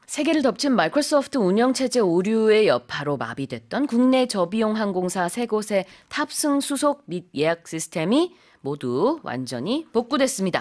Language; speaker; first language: Korean; native; Korean